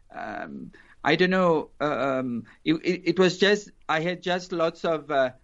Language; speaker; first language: English; non-native, fluent; Italian